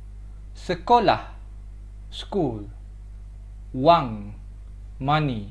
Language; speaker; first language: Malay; non-native, fluent; Korean